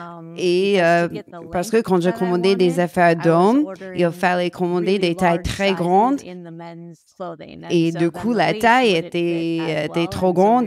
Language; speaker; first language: French; non-native, learner; English